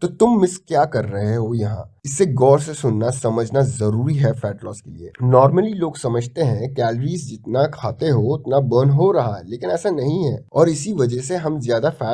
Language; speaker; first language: Hindi; native; Hindi